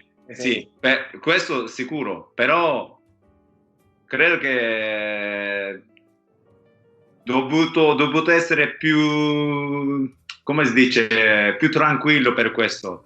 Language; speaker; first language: Italian; non-native, learner; Japanese